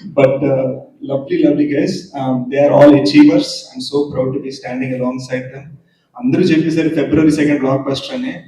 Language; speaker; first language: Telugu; early bilingual, heritage; Telugu